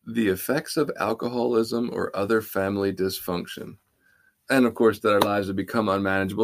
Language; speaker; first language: English; native; English